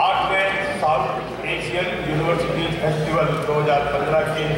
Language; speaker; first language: Hindi; native; Hindi